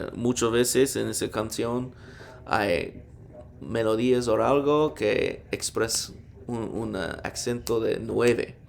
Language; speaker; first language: Spanish; non-native, learner; English